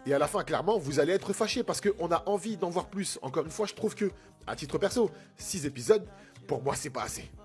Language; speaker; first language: French; native; French